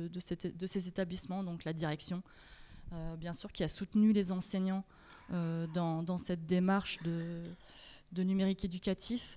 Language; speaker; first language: French; native; French